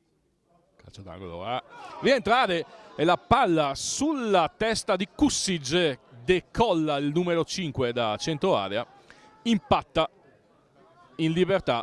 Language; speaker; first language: Italian; native; Italian